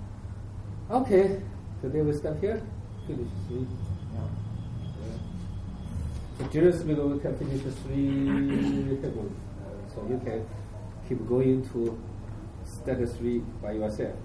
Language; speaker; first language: English; non-native, learner; Chinese